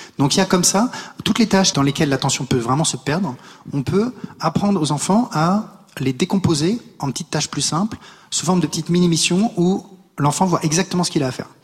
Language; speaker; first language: French; native; French